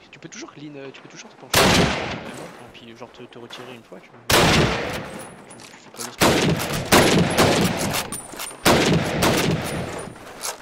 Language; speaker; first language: French; native; French